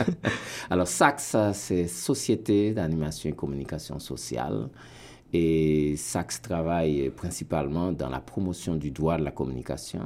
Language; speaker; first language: French; non-native, local second language; Haitian Creole